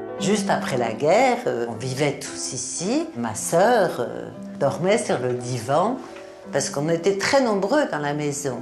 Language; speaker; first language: French; native; French